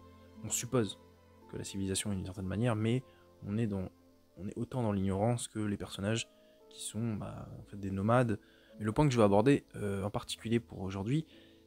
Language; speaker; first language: French; native; French